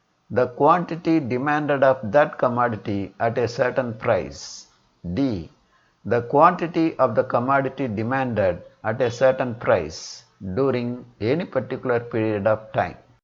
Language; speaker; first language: English; non-native, local second language; Tamil